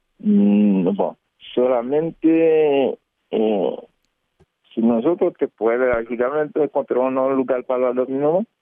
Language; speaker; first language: Spanish; non-native, learner; Haitian Creole